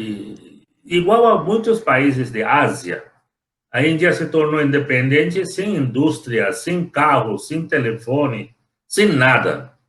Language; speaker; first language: Portuguese; non-native, fluent; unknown